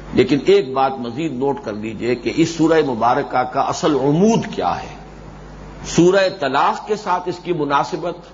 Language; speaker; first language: Urdu; native; Urdu